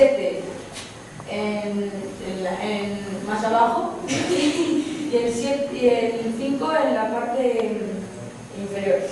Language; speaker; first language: Spanish; native; Spanish